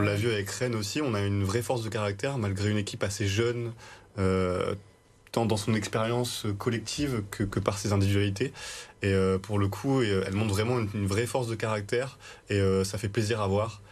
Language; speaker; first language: French; native; French